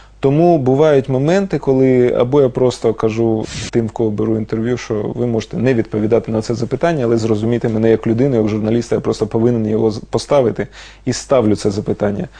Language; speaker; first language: Ukrainian; non-native, local second language; Russian